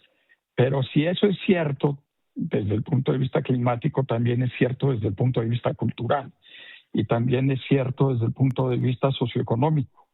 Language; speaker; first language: Spanish; native; Spanish